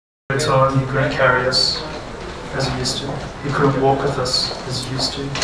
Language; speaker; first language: English; early bilingual, other home language; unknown